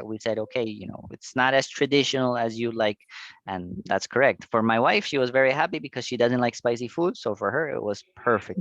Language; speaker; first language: English; non-native, fluent; Spanish